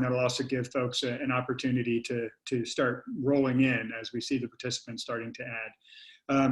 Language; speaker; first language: English; native; English